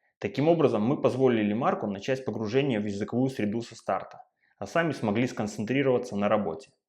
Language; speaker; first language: Russian; native; Russian